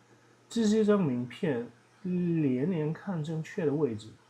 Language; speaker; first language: Chinese; non-native, learner; Dutch